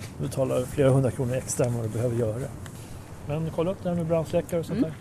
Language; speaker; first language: Swedish; native; Swedish